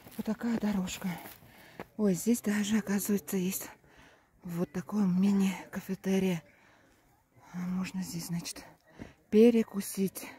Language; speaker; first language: Russian; native; Russian